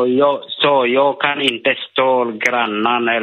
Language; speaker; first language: Swedish; non-native, learner; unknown